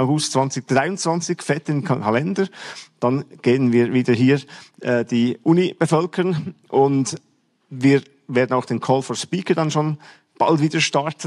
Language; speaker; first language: German; native; German